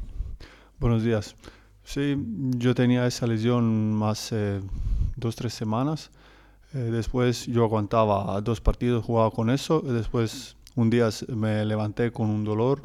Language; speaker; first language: Spanish; non-native, learner; Croatian